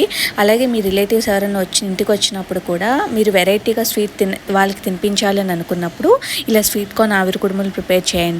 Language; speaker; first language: Telugu; native; Telugu